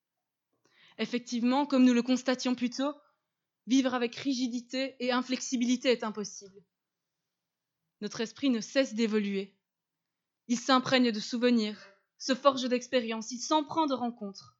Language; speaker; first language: French; native; French